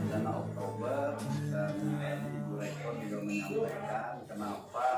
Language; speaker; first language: Indonesian; native; Indonesian